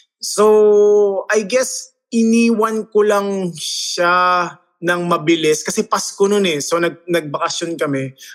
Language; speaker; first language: Filipino; early bilingual, heritage; Filipino